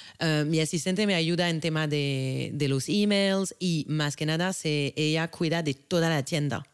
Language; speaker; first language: Spanish; non-native, fluent; French